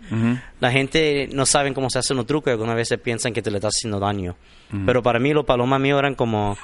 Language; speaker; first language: Spanish; early bilingual, heritage; Spanish